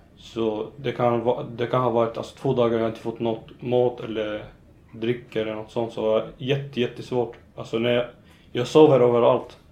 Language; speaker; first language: Swedish; non-native, fluent; Arabic